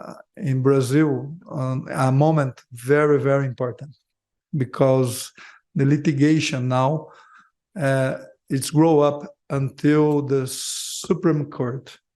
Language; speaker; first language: English; non-native, learner; Portuguese